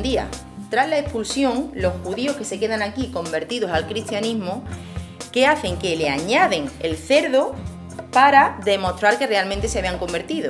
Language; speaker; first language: Spanish; native; Spanish